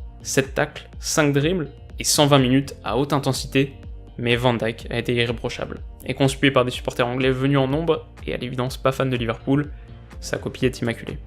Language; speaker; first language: French; native; French